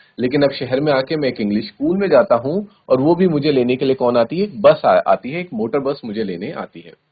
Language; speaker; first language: Hindi; native; Hindi